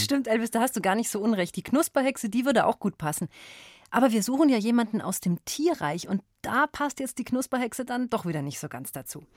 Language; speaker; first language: German; native; German